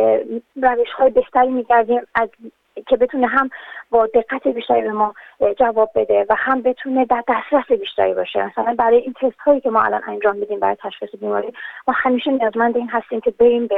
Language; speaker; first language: Persian; native; Persian